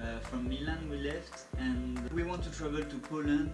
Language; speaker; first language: English; non-native, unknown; French